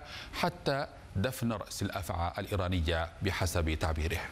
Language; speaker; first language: Arabic; native; Arabic